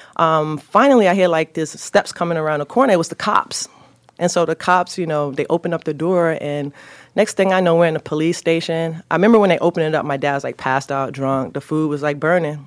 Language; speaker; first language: English; native; English